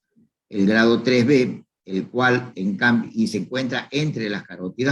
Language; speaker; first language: Spanish; native; Spanish